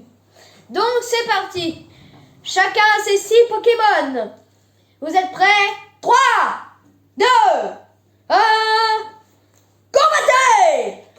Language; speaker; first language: French; native; French